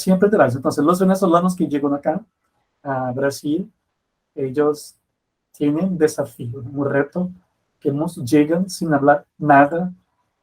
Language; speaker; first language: Spanish; non-native, fluent; Portuguese